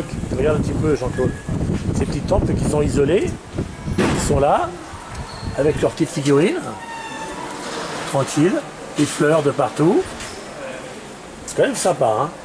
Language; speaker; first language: French; native; French